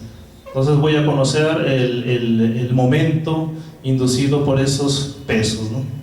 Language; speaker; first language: Spanish; non-native, fluent; Portuguese